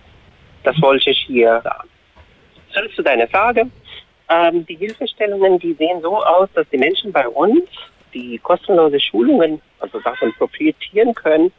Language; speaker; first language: German; non-native, fluent; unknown